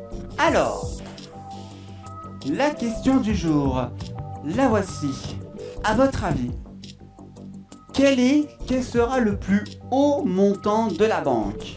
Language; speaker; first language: French; native; French